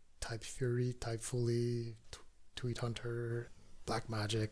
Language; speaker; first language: English; non-native, fluent; French